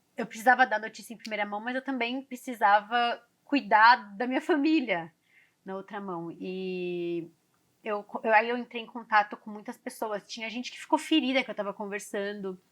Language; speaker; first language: Portuguese; native; Portuguese